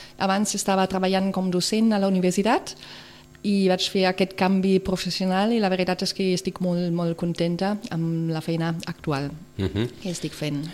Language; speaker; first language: Catalan; non-native, local second language; Spanish